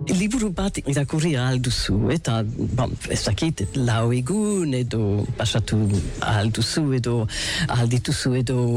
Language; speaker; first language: Basque; non-native, local second language; English